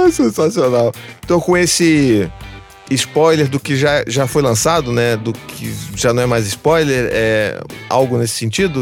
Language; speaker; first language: Portuguese; native; Portuguese